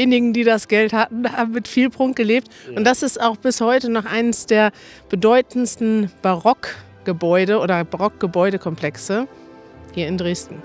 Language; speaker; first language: German; native; German